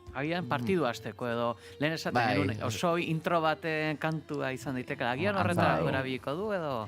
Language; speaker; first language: Basque; native; Basque